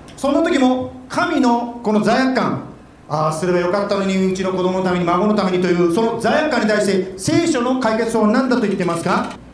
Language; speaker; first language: Japanese; native; Japanese